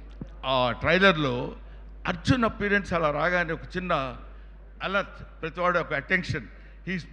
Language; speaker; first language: Telugu; native; Telugu